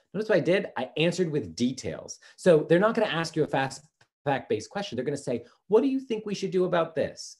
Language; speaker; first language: English; native; English